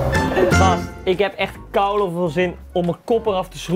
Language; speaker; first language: Dutch; native; Dutch